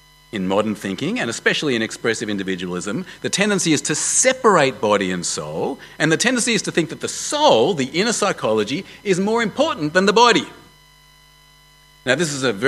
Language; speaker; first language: English; native; English